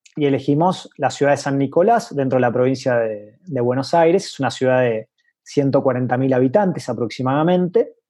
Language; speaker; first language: Spanish; native; Spanish